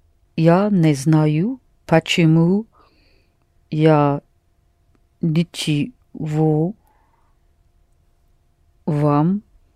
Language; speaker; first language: Russian; non-native, learner; English